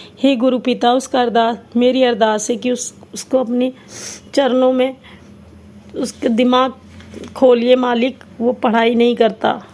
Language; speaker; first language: Hindi; native; Hindi